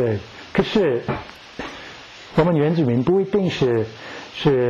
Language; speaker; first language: Chinese; non-native, learner; English